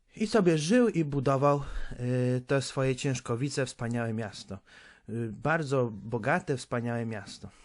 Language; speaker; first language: Polish; native; Polish